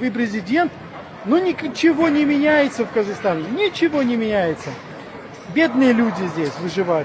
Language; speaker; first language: Russian; non-native, fluent; Romanian